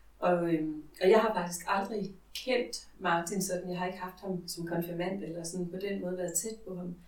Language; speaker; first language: Danish; native; Danish